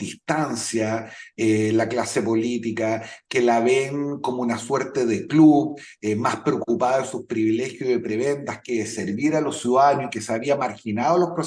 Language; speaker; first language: Spanish; native; Spanish